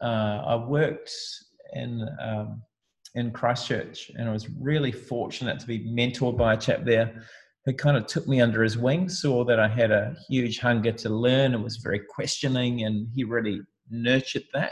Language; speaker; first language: English; native; English